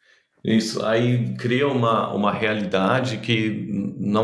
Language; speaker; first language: Portuguese; non-native, fluent; German